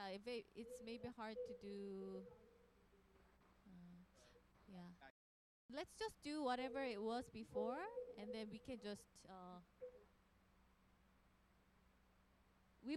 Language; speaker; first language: English; non-native, fluent; Korean